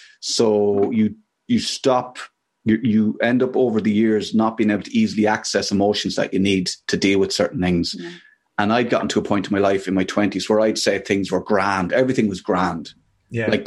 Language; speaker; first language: English; native; English